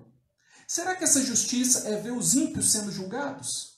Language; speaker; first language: Portuguese; native; Portuguese